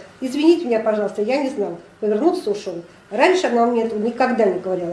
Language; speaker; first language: Russian; native; Russian